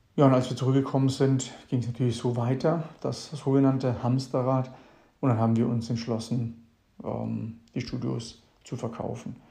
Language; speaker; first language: German; early bilingual, other home language; Italian